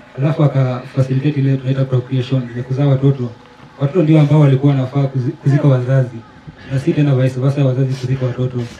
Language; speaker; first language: Swahili; non-native, local second language; Luo (Kenya and Tanzania)